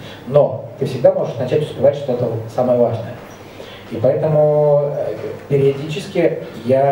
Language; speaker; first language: Russian; native; Russian